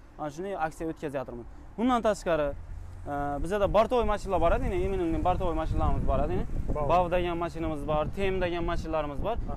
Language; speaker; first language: Uzbek; non-native, local second language; Kara-Kalpak